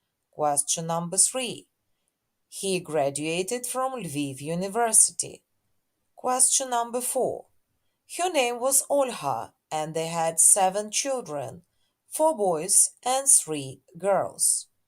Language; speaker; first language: English; non-native, fluent; Ukrainian